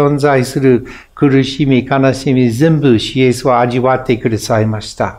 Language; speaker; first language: Japanese; non-native, fluent; English